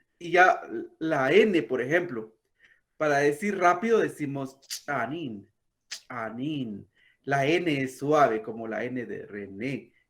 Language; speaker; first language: Spanish; non-native, local second language; Kaqchikel